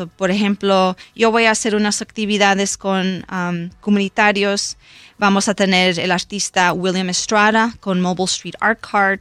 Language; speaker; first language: Spanish; early bilingual, heritage; Spanish